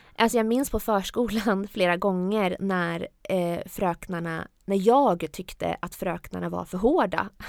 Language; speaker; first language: Swedish; early bilingual, other home language; Arabic